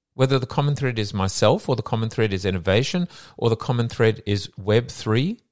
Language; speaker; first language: English; native; English